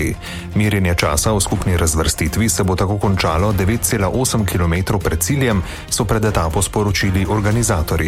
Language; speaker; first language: Slovenian; native; Slovenian